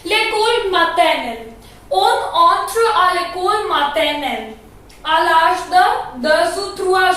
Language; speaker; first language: French; non-native, fluent; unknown